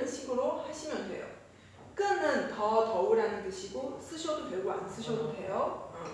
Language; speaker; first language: Korean; non-native, fluent; Chinese